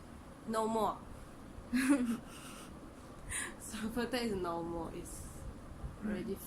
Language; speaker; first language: English; non-native, local second language; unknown